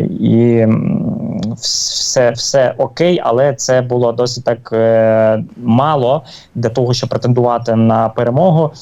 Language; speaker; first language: Ukrainian; native; Ukrainian